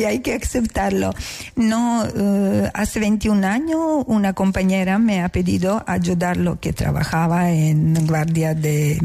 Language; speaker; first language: Spanish; non-native, learner; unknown